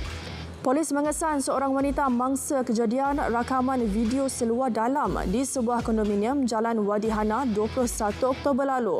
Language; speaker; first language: Malay; native; Malay